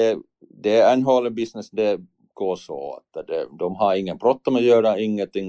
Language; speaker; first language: Swedish; non-native, learner; Finnish